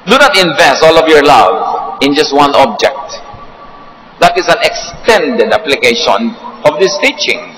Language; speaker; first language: English; non-native, local second language; Filipino